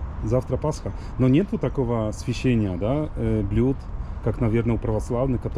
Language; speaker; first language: Russian; non-native, fluent; Polish